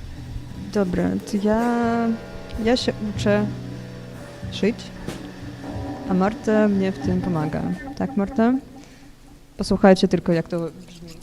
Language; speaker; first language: Polish; non-native, fluent; Ukrainian